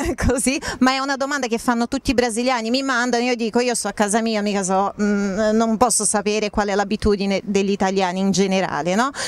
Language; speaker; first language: Italian; non-native, fluent; Portuguese